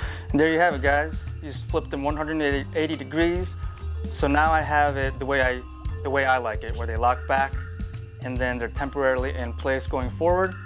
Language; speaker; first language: English; native; English